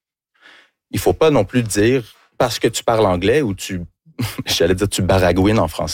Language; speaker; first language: French; early bilingual, other home language; English